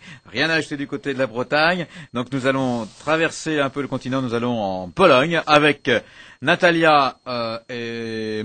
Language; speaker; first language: French; native; French